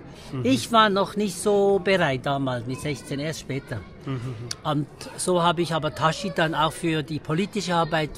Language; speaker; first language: German; early bilingual, other home language; Tibetan